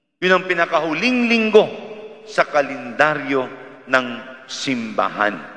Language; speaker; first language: Filipino; native; Filipino